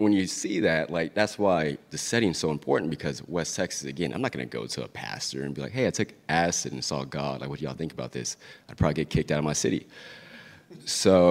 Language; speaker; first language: English; native; English